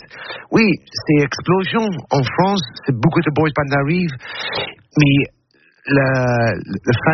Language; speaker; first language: French; non-native, learner; English